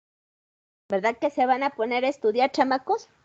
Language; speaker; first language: Spanish; native; Spanish